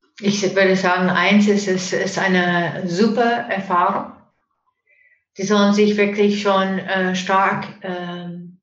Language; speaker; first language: German; non-native, fluent; English